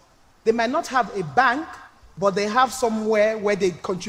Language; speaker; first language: English; non-native, local second language; Yoruba